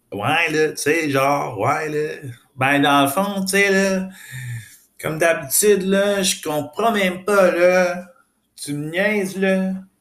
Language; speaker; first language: French; non-native, fluent; English